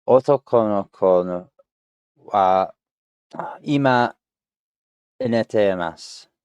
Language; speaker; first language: Japanese; non-native, learner; English